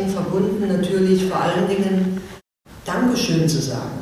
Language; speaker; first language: German; native; German